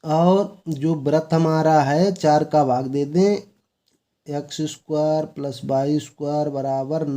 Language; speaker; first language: Hindi; native; Hindi